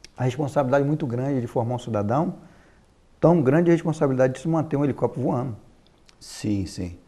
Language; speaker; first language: Portuguese; native; Portuguese